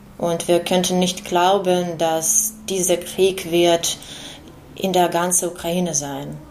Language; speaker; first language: German; non-native, learner; Ukrainian